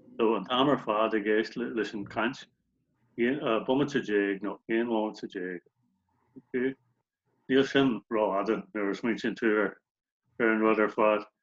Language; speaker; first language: Irish; native; Irish